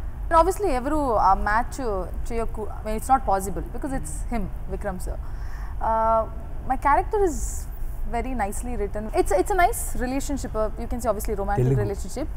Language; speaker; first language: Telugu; non-native, learner; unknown